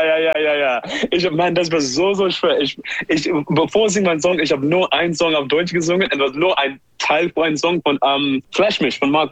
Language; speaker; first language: German; non-native, learner; English